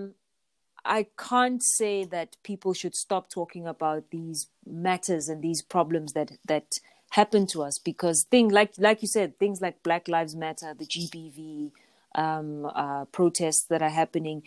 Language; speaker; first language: English; non-native, local second language; Zulu